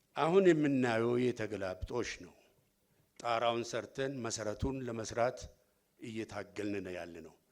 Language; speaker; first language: Amharic; non-native, local second language; Oromo